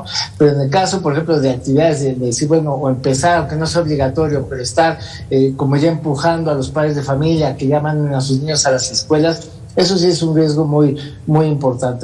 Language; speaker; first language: Spanish; native; Spanish